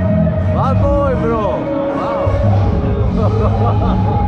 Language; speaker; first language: English; non-native, learner; Czech